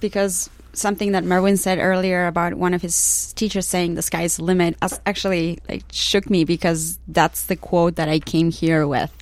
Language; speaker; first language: English; non-native, fluent; Spanish